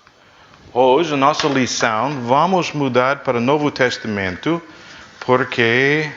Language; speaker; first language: Portuguese; non-native, fluent; English